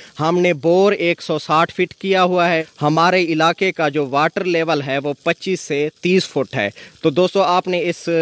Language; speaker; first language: Urdu; non-native, local second language; Sindhi